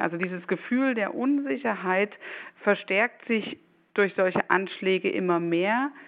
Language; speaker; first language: German; native; German